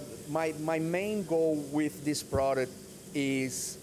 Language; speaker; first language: English; non-native, fluent; Portuguese